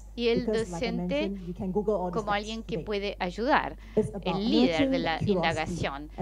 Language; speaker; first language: Spanish; non-native, fluent; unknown